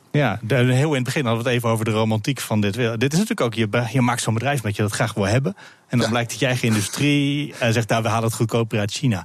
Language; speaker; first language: Dutch; native; Dutch